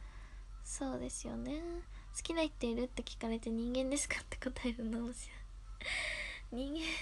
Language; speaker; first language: Japanese; native; Japanese